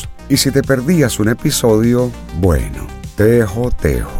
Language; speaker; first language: Spanish; native; Spanish